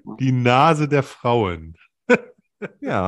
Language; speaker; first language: German; native; German